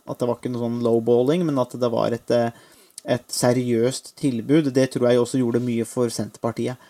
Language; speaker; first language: Norwegian; native; Norwegian